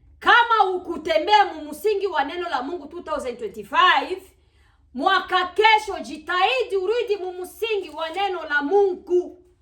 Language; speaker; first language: Swahili; native; Swahili